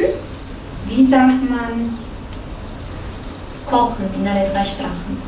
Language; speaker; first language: German; non-native, fluent; Italian